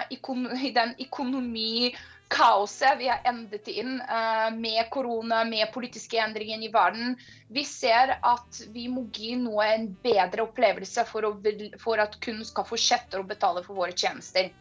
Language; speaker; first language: Norwegian; non-native, fluent; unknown